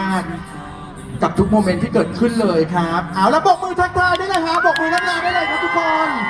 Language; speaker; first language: Thai; native; Thai